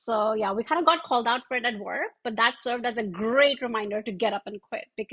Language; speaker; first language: English; non-native, local second language; Hindi